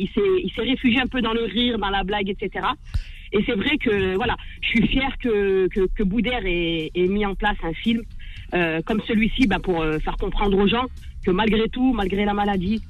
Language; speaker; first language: French; native; French